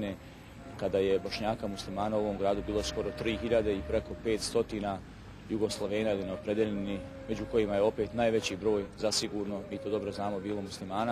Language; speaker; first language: Bosnian; native; Bosnian